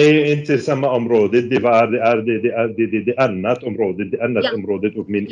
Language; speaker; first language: Swedish; non-native, fluent; Arabic